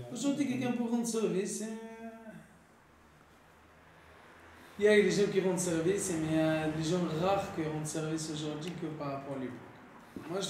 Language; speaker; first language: French; native; French